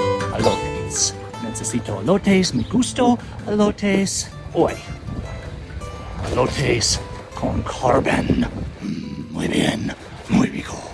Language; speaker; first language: Spanish; non-native, learner; English